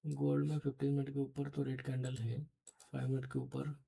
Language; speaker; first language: Hindi; non-native, local second language; Marathi